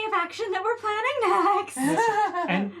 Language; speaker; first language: English; native; English